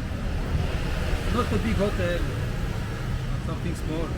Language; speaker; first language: English; non-native, learner; French